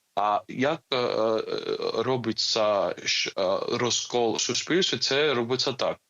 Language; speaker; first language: Ukrainian; non-native, fluent; Georgian